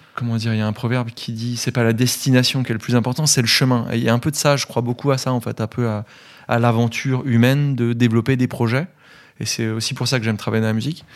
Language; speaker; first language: French; native; French